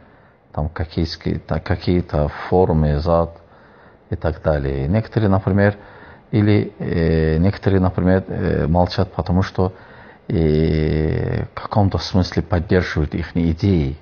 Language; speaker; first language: Russian; non-native, fluent; Azerbaijani